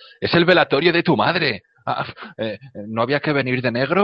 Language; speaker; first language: Spanish; native; Spanish